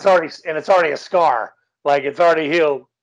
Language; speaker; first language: English; native; English